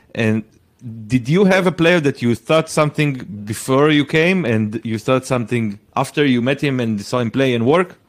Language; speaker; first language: English; non-native, fluent; Hebrew